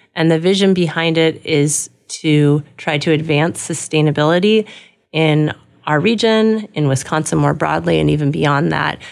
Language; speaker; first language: English; native; English